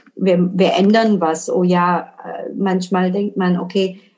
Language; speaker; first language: German; non-native, fluent; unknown